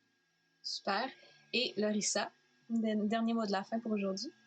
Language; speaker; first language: French; native; French